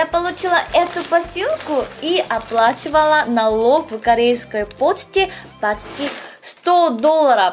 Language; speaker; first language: Russian; non-native, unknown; Korean